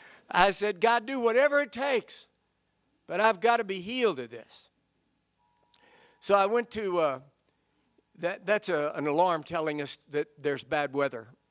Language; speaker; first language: English; native; English